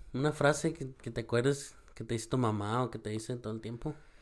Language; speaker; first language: Spanish; early bilingual, heritage; Spanish